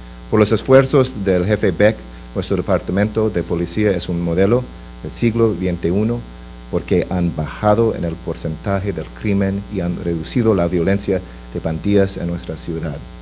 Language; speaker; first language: Spanish; non-native, fluent; English